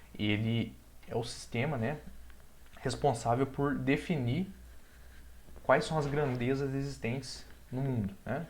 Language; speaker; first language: Portuguese; native; Portuguese